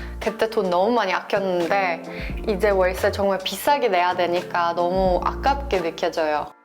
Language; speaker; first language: Korean; non-native, fluent; Norwegian